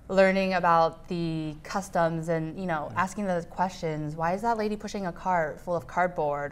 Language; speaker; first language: English; native; English